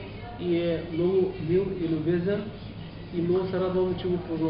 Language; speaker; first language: Bulgarian; non-native, local second language; Turkish